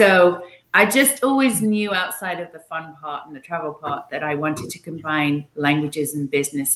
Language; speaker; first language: English; native; English